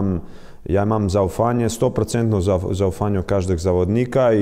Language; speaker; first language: Polish; non-native, learner; Croatian